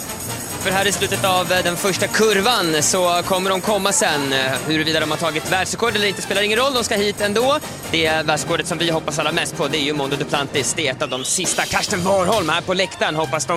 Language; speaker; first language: Swedish; native; Swedish